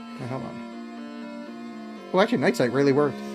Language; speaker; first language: English; native; English